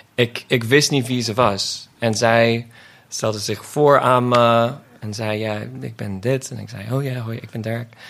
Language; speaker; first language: Dutch; non-native, fluent; English